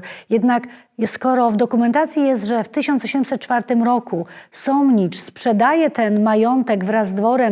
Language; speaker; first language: Polish; native; Polish